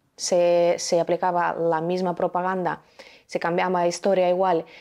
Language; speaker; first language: Spanish; non-native, fluent; Ukrainian